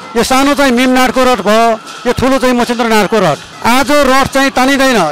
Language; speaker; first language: Nepali; non-native, local second language; Newari